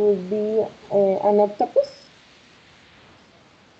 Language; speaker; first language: English; non-native, fluent; Spanish